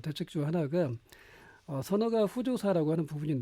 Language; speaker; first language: Korean; native; Korean